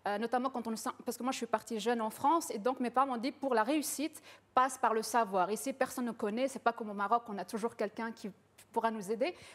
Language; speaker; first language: French; early bilingual, other home language; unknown